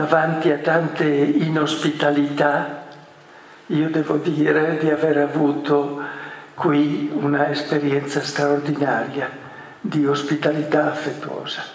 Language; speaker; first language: Italian; native; Italian